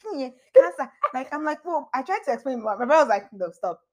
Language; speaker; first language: English; non-native, local second language; Yoruba